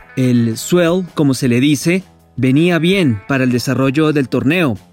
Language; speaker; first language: Spanish; native; Spanish